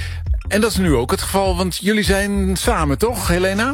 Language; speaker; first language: Dutch; native; Dutch